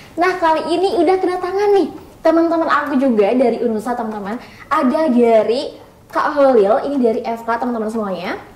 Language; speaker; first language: Indonesian; native; Indonesian